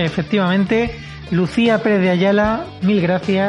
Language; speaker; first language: Spanish; native; Spanish